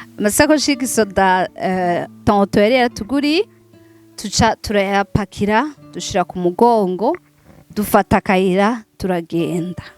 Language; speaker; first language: Rundi; non-native, local second language; Swahili